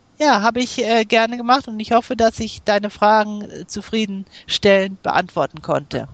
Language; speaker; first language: German; native; German